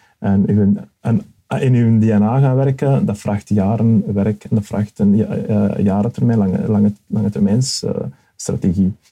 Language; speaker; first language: Dutch; early bilingual, other home language; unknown